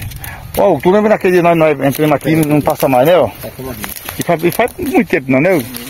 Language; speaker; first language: Portuguese; native; Portuguese